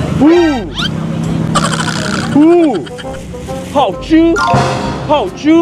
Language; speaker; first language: Chinese; non-native, learner; Thai